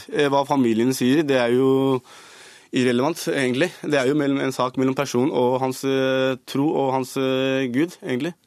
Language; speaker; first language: Norwegian; early bilingual, other home language; Urdu